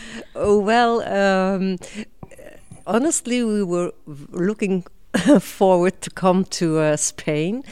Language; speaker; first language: English; non-native, fluent; Dutch